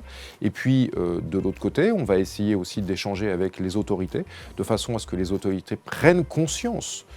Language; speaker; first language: French; native; French